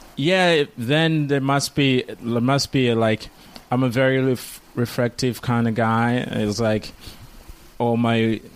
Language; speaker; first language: English; non-native, local second language; Kinyarwanda